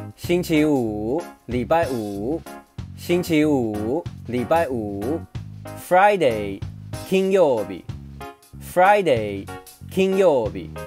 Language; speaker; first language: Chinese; native; Chinese